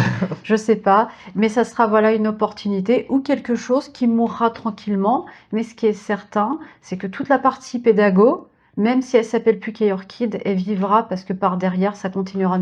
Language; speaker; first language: French; native; French